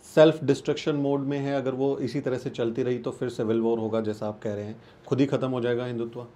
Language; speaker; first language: Hindi; native; Hindi